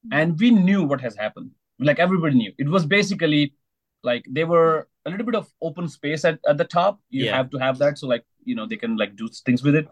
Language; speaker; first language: English; non-native, local second language; Hindi